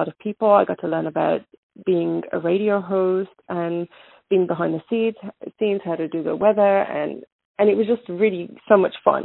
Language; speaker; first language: English; native; English